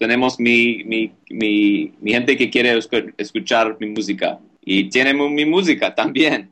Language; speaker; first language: Spanish; non-native, learner; English